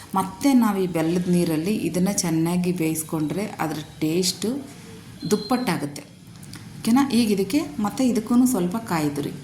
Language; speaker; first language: Kannada; non-native, local second language; Telugu